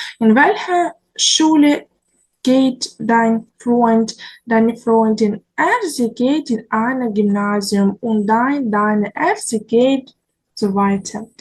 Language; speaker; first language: German; non-native, learner; Ukrainian